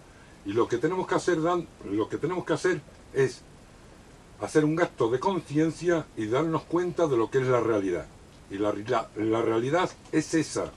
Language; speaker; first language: Spanish; native; Spanish